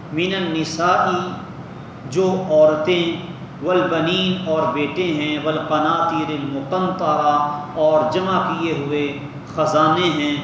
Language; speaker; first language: Urdu; non-native, local second language; Punjabi